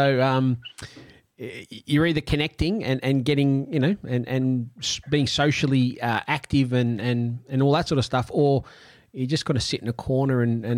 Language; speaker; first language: English; non-native, local second language; Italian